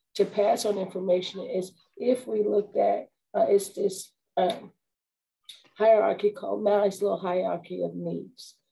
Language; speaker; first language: English; native; English